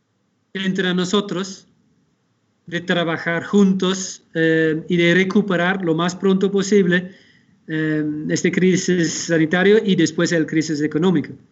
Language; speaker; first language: Spanish; non-native, fluent; Dutch